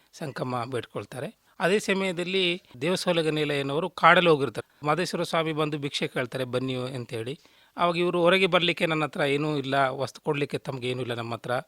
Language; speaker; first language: Kannada; native; Kannada